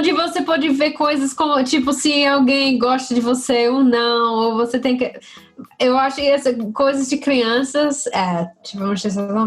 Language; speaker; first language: Portuguese; non-native, fluent; English